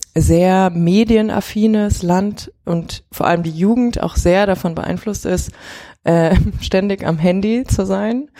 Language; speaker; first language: German; early bilingual, heritage; Chinese